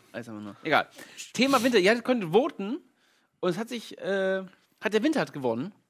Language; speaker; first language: German; non-native, fluent; Polish